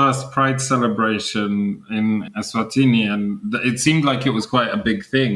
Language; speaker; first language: English; native; English